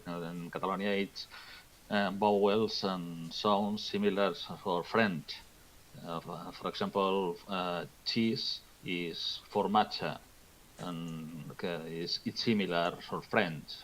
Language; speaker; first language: English; non-native, learner; Catalan